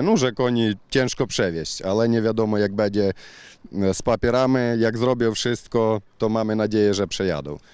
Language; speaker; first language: Polish; non-native, learner; Ukrainian